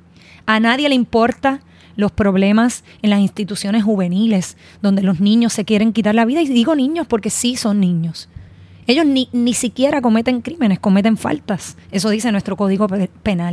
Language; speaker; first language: Spanish; native; Spanish